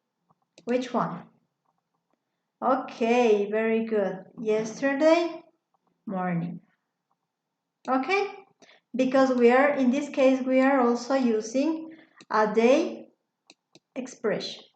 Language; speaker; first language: English; non-native, fluent; Spanish